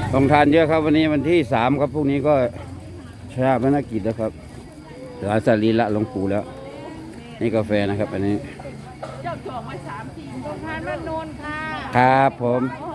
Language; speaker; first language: Thai; native; Thai